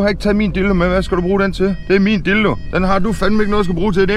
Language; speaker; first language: Danish; native; Danish